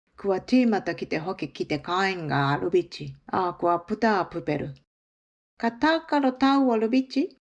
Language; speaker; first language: Māori; non-native, learner; Japanese